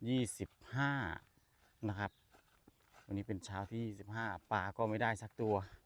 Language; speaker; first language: Thai; non-native, local second language; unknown